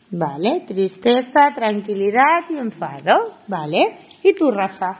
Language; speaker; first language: Spanish; native; Spanish